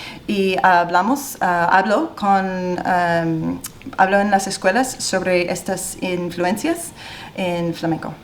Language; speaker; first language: Spanish; non-native, fluent; English